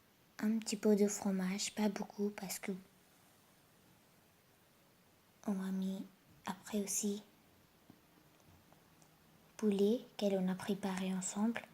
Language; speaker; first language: French; non-native, learner; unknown